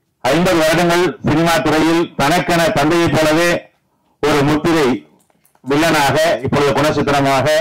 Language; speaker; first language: Tamil; native; Tamil